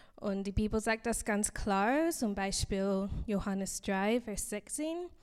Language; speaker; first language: German; non-native, learner; English